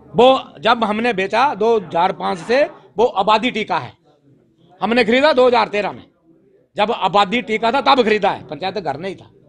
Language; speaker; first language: Hindi; native; Hindi